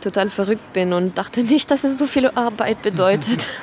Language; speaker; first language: German; non-native, fluent; French